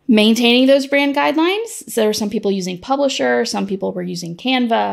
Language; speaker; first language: English; native; English